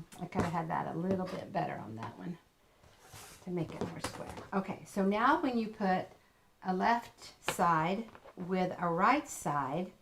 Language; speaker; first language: English; native; English